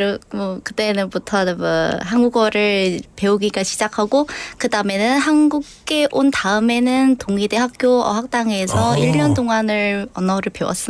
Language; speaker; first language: Korean; non-native, learner; Vietnamese